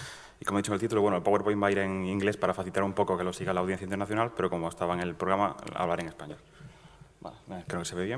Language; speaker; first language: Spanish; native; Spanish